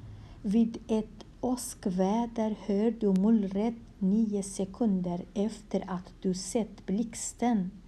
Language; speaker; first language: Swedish; non-native, fluent; Kurdish